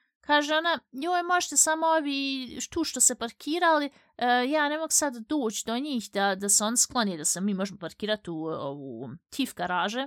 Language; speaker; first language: Bosnian; early bilingual, heritage; Bosnian